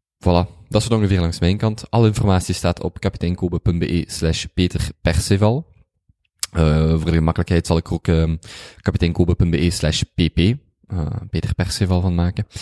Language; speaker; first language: Dutch; native; Dutch